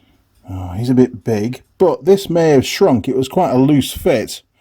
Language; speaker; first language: English; native; English